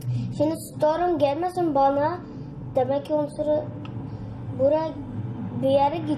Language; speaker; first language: Turkish; early bilingual, heritage; Turkish